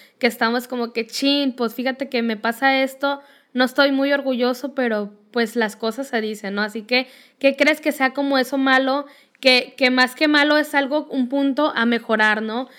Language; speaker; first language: Spanish; native; Spanish